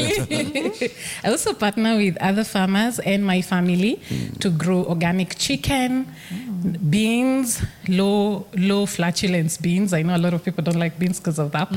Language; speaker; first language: English; non-native, local second language; Kikuyu